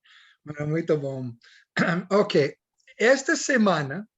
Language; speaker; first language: Portuguese; non-native, learner; English